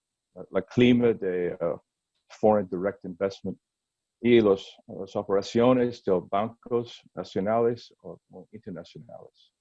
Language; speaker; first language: Spanish; non-native, learner; English